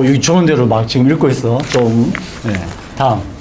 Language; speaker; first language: Korean; native; Korean